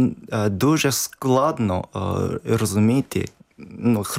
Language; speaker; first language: Ukrainian; non-native, learner; Japanese